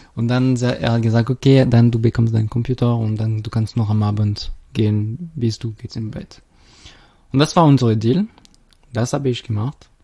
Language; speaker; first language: German; non-native, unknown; French